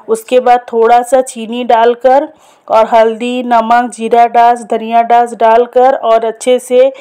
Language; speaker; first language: Hindi; non-native, local second language; Bangla